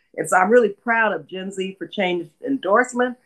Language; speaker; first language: English; native; English